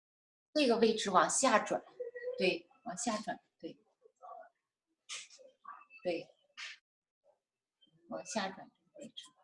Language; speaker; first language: Chinese; native; Chinese